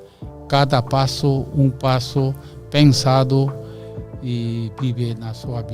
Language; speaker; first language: Portuguese; non-native, learner; Korean